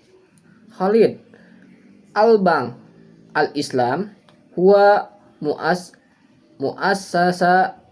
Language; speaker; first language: Arabic; non-native, learner; Indonesian